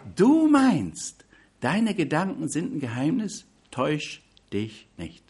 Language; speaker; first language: German; non-native, fluent; English